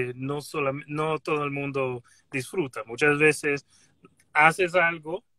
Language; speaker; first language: Spanish; non-native, fluent; English